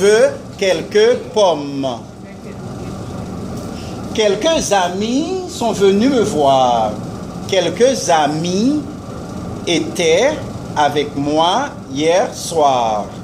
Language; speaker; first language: French; non-native, fluent; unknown